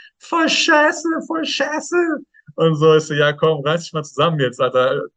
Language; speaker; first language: German; native; German